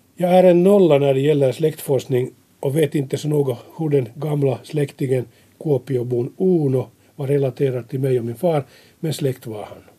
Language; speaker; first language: Swedish; native; Swedish